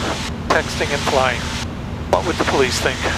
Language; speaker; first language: English; native; English